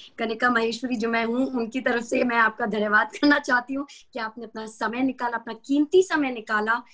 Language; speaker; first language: Hindi; native; Hindi